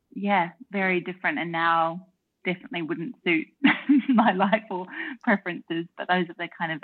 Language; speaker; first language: English; native; English